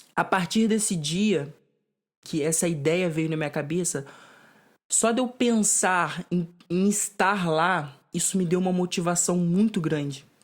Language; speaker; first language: Portuguese; native; Portuguese